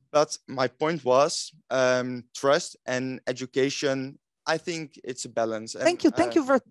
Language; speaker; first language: English; non-native, fluent; Dutch